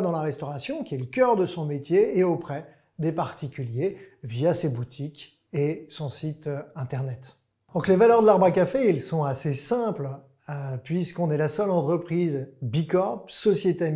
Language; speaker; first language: French; native; French